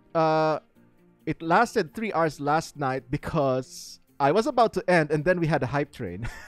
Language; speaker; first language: English; non-native, local second language; Filipino